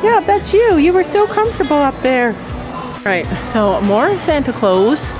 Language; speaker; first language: English; native; English